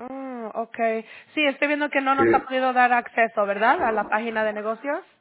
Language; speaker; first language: Spanish; early bilingual, heritage; Spanish